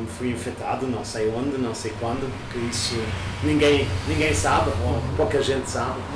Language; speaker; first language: Portuguese; non-native, fluent; German